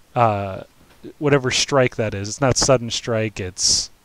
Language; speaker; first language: English; native; English